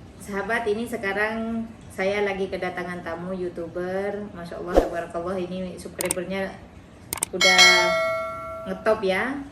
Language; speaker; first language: Indonesian; native; Indonesian